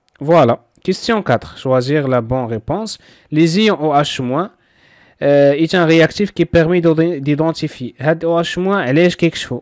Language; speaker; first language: French; non-native, local second language; Arabic